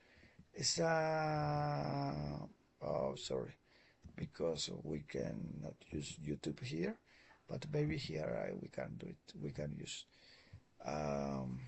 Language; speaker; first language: English; non-native, fluent; Spanish